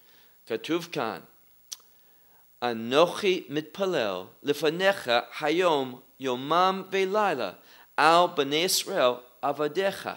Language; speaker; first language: Hebrew; non-native, fluent; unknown